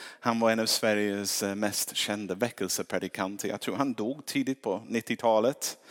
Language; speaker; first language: Swedish; non-native, fluent; English